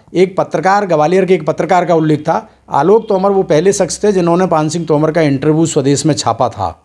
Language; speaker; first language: Hindi; native; Hindi